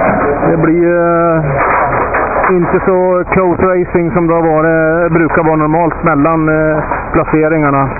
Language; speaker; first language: Swedish; native; Swedish